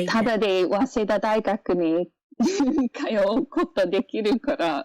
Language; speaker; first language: Japanese; non-native, fluent; English